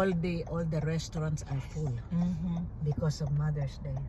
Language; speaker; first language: English; non-native, fluent; Filipino